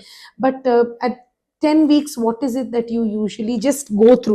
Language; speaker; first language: English; non-native, local second language; Telugu